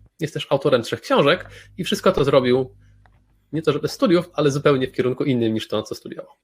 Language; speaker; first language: Polish; native; Polish